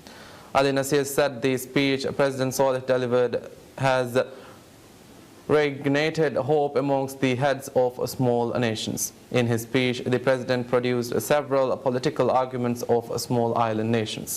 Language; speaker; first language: English; non-native, local second language; Divehi